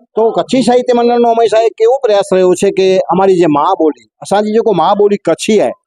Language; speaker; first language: Gujarati; non-native, local second language; Kachhi